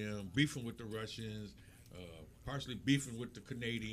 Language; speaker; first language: English; native; English